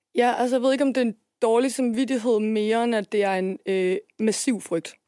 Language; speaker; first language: Danish; native; Danish